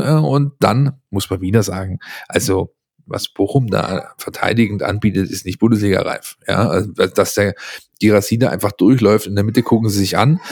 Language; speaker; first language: German; native; German